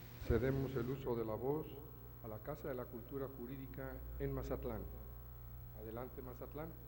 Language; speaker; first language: Spanish; native; Spanish